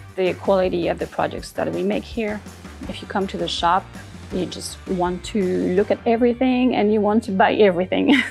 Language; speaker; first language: English; non-native, fluent; French